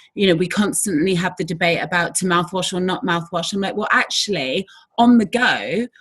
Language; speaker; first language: English; native; English